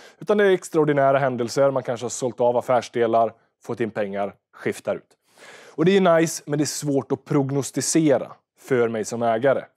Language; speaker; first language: Swedish; native; Swedish